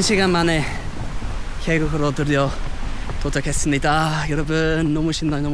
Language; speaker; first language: Korean; non-native, learner; English